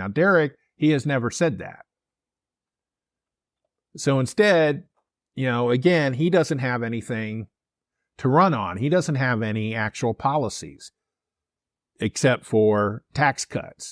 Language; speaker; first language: English; native; English